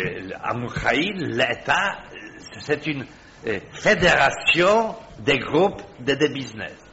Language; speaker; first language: French; non-native, fluent; Polish